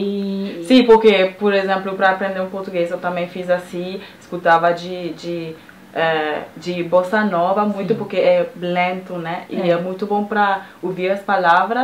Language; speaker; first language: Portuguese; non-native, fluent; French